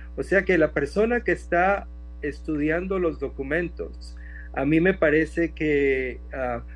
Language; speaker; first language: Spanish; native; Spanish